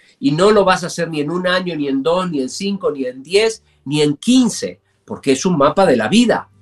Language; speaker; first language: Spanish; native; Spanish